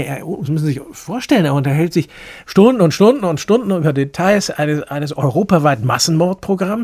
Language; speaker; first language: German; native; German